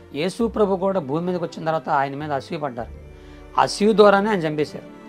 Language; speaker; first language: Telugu; non-native, local second language; Koya